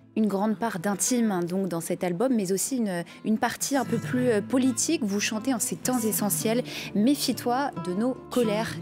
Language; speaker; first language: French; native; French